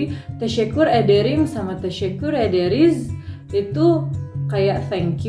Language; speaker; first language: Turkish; non-native, fluent; Indonesian